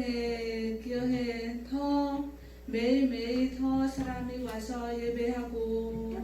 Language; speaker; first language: Korean; non-native, learner; Vietnamese